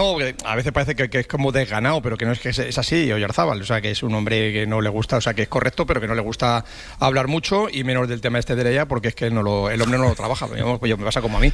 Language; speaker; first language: Spanish; native; Spanish